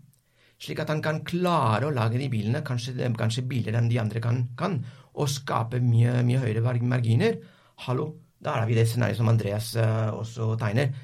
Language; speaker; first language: Norwegian; non-native, fluent; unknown